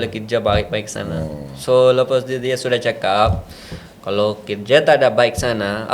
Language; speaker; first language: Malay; non-native, learner; Punjabi